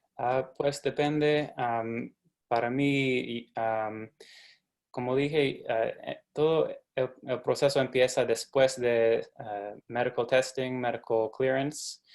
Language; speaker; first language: Spanish; non-native, fluent; English